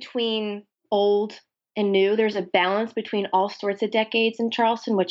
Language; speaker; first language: English; native; English